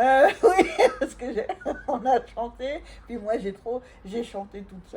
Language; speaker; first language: French; native; French